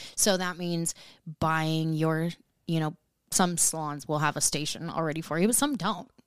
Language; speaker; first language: English; native; English